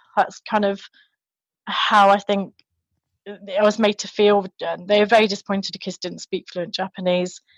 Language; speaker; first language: English; native; English